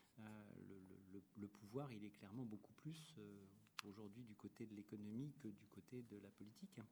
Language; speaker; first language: French; native; French